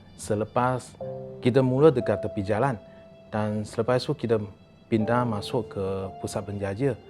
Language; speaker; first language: Malay; non-native, local second language; Chinese